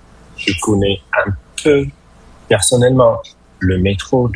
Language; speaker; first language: French; non-native, fluent; English